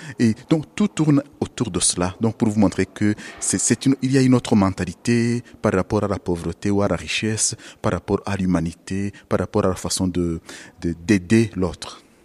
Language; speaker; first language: French; non-native, local second language; Kinyarwanda